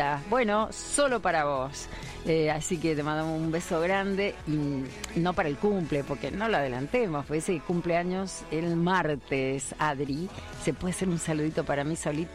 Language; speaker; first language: Spanish; native; Spanish